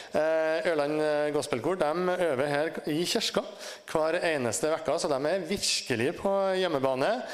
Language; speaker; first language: Norwegian; native; Norwegian